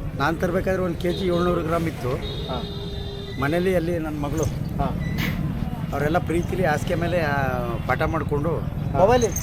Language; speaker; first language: Kannada; native; Kannada